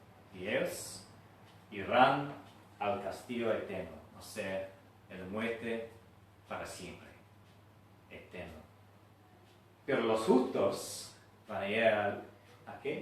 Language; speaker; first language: Spanish; non-native, fluent; English